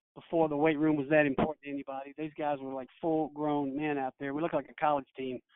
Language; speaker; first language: English; native; English